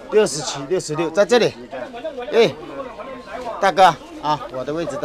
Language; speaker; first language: Chinese; native; Chinese